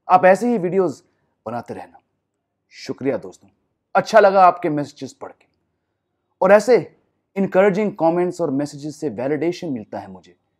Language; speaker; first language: Hindi; non-native, local second language; English